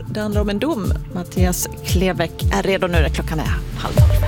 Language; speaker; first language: Swedish; native; Swedish